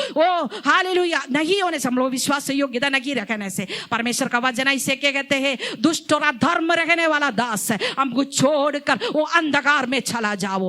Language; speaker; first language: Hindi; non-native, local second language; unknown